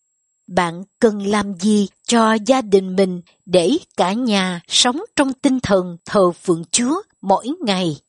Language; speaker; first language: Vietnamese; native; Vietnamese